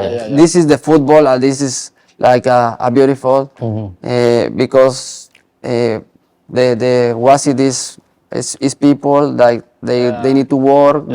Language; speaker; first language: English; non-native, learner; Spanish